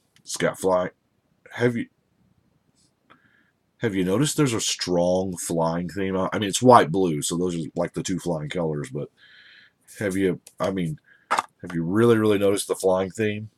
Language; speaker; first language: English; native; English